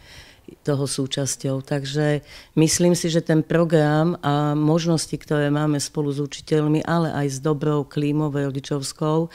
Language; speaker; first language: Slovak; native; Slovak